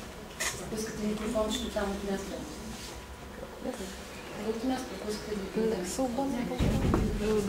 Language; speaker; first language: Bulgarian; native; Bulgarian